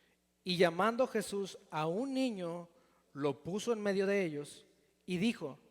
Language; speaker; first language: Spanish; native; Spanish